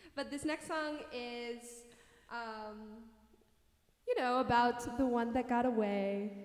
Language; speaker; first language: English; native; English